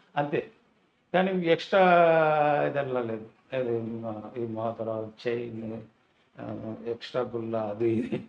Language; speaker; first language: Telugu; non-native, learner; Tamil